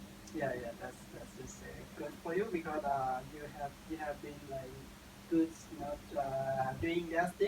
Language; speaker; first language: English; non-native, learner; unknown